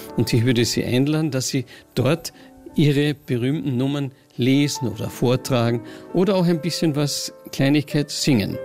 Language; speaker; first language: German; native; German